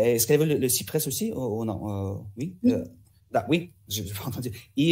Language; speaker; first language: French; non-native, fluent; Russian